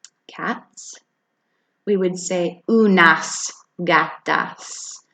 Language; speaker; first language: Spanish; non-native, fluent; English